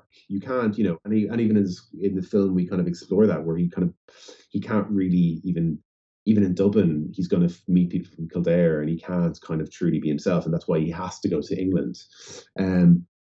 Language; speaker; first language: English; native; English